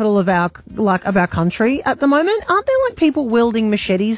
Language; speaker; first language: English; native; English